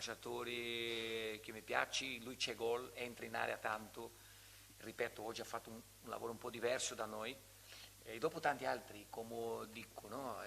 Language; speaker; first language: Italian; non-native, fluent; Portuguese